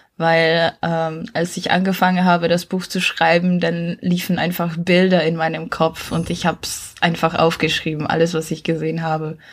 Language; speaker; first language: German; non-native, fluent; Czech